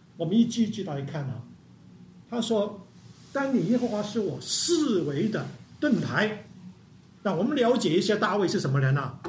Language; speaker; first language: Chinese; non-native, local second language; Cantonese